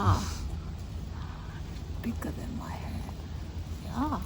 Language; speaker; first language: English; non-native, learner; Thai